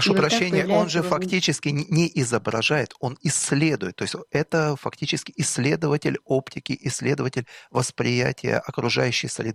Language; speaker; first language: Russian; native; Russian